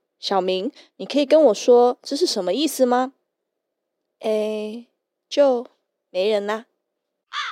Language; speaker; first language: Chinese; early bilingual, heritage; German